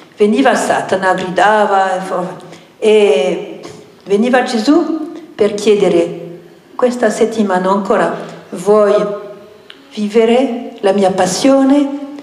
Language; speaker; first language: Italian; non-native, fluent; French